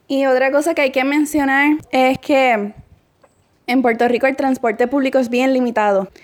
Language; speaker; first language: Spanish; native; Spanish